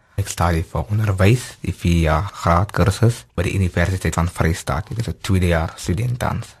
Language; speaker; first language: Afrikaans; native; Afrikaans